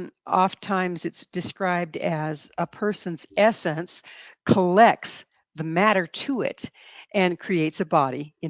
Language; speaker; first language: English; native; English